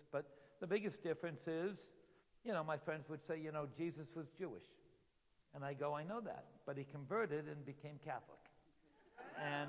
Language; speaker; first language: English; native; English